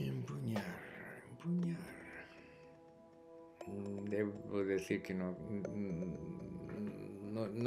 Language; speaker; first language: Spanish; non-native, fluent; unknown